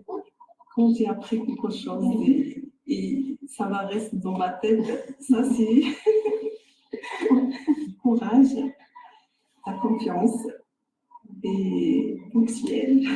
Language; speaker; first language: French; non-native, learner; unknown